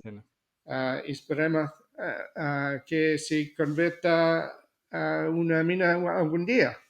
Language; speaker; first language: Spanish; non-native, fluent; English